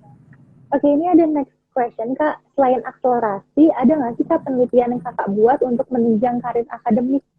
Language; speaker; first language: Indonesian; native; Indonesian